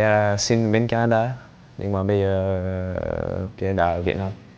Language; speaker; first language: Vietnamese; early bilingual, heritage; English